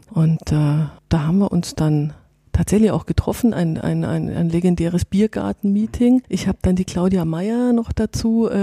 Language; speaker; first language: German; native; German